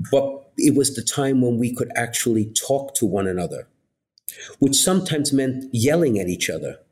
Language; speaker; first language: English; native; English